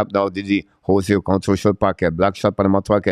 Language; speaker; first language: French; native; French